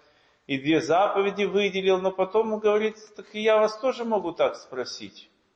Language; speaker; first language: Russian; native; Russian